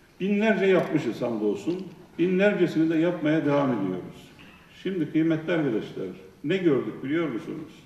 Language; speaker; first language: Turkish; native; Turkish